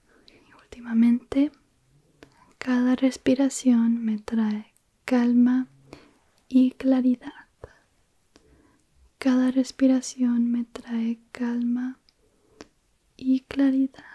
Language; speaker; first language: Spanish; early bilingual, heritage; Spanish